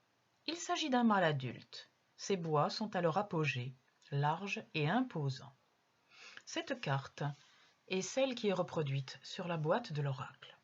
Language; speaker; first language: French; native; French